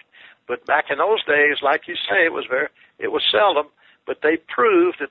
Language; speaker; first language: English; native; English